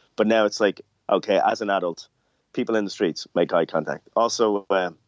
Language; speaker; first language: English; native; English